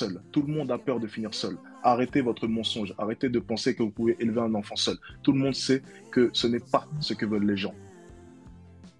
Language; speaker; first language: French; native; French